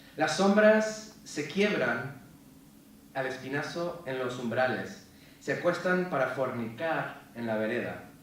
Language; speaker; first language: Spanish; early bilingual, other home language; English